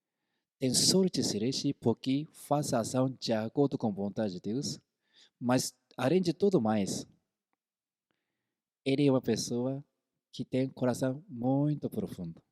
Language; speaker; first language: Portuguese; non-native, fluent; Korean